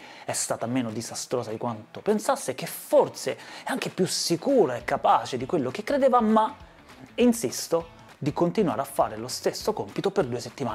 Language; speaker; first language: Italian; native; Italian